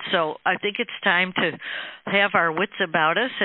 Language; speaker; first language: English; native; English